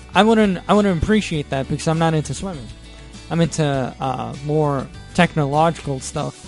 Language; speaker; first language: English; native; English